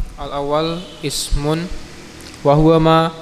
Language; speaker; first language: Arabic; non-native, learner; Indonesian